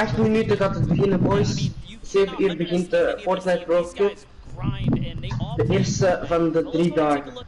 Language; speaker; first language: Dutch; native; Dutch